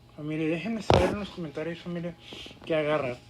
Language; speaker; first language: Spanish; early bilingual, other home language; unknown